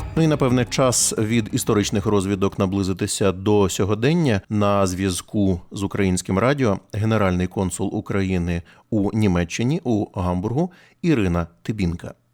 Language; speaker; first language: Ukrainian; native; Ukrainian